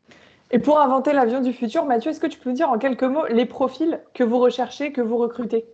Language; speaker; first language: French; native; French